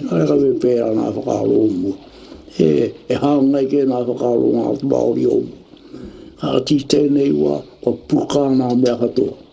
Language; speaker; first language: Māori; native; Māori